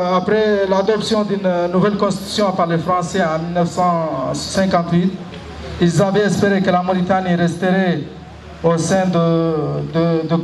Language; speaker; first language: French; non-native, local second language; Arabic